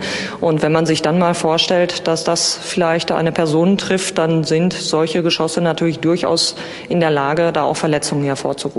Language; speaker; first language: German; native; German